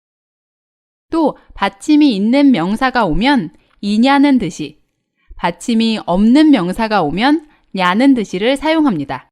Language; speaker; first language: Korean; native; Korean